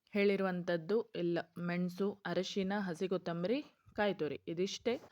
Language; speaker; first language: Kannada; non-native, local second language; Konkani